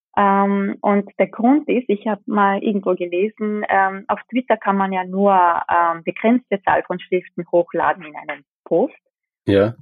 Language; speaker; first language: German; early bilingual, other home language; Japanese